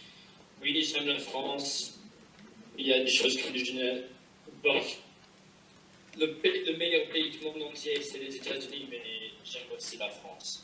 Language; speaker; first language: French; non-native, fluent; English